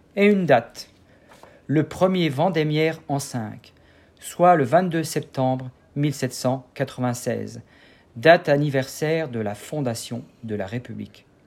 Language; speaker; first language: French; native; French